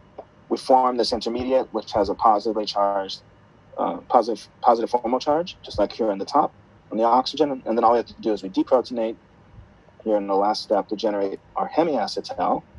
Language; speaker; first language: English; native; English